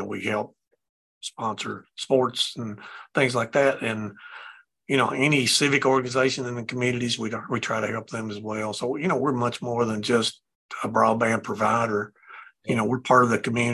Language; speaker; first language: English; native; English